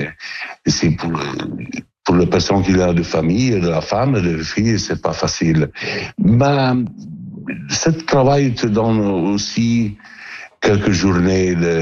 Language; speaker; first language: French; non-native, fluent; Italian